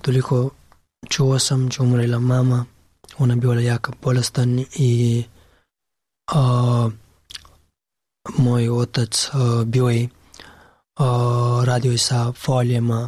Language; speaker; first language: Serbian; non-native, learner; Pashto